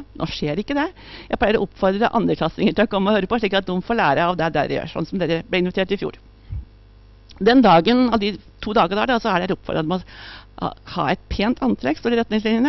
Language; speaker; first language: Norwegian; native; Norwegian